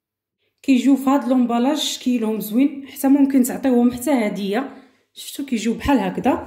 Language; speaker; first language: Arabic; native; Arabic